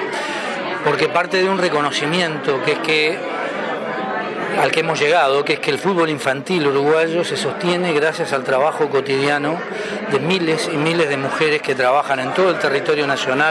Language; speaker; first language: Spanish; native; Spanish